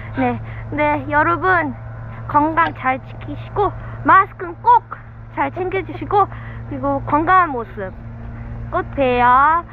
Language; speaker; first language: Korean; non-native, fluent; Filipino